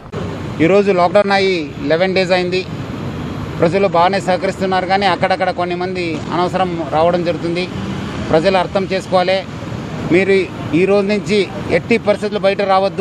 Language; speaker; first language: Telugu; native; Telugu